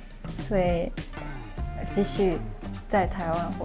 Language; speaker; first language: Chinese; early bilingual, heritage; Japanese